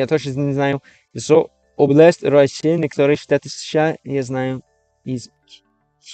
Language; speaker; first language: Russian; non-native, learner; English